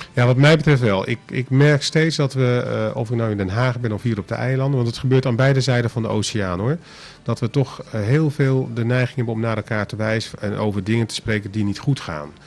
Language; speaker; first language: Dutch; non-native, local second language; Papiamento